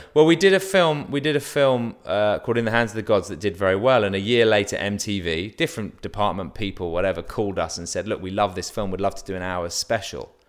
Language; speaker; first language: English; native; English